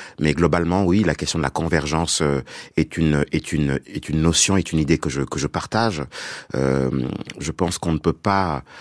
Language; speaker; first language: French; non-native, local second language; Wolof